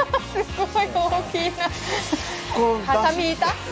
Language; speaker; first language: Japanese; non-native, fluent; Vietnamese